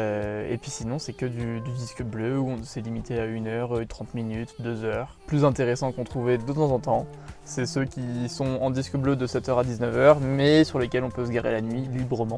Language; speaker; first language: French; native; French